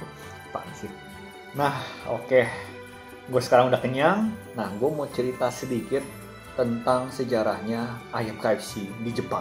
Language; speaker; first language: Indonesian; native; Indonesian